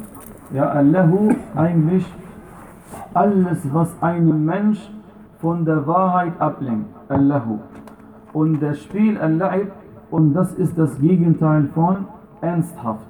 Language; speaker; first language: German; non-native, fluent; Arabic